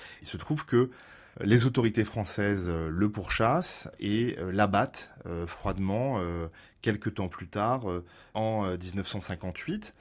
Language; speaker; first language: French; native; French